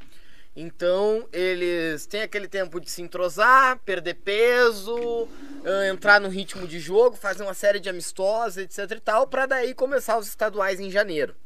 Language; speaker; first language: Portuguese; native; Portuguese